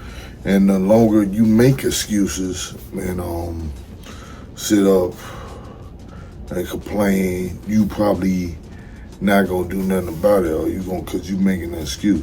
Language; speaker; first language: English; native; English